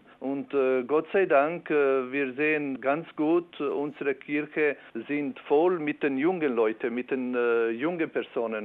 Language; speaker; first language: German; non-native, learner; Albanian